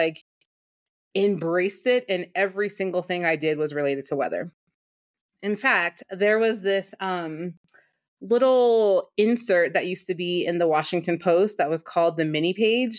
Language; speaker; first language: English; native; English